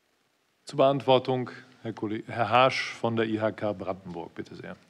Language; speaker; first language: German; native; German